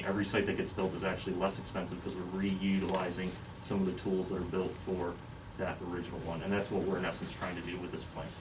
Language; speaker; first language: English; native; English